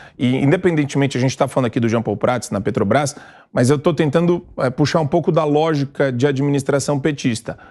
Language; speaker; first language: Portuguese; native; Portuguese